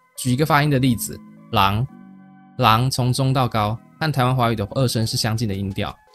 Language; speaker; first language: Chinese; native; Chinese